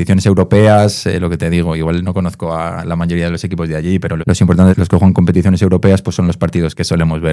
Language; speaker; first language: Spanish; native; Spanish